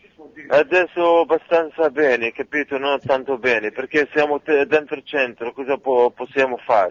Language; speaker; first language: Italian; non-native, local second language; Arabic